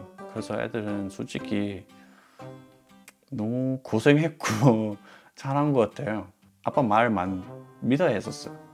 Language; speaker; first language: Korean; non-native, fluent; English